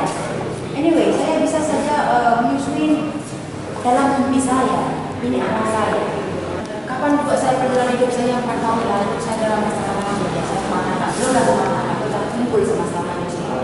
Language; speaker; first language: Indonesian; non-native, local second language; Balinese